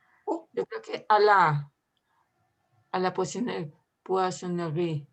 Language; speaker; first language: French; non-native, learner; Spanish